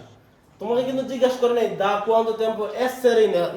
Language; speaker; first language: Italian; non-native, fluent; Bangla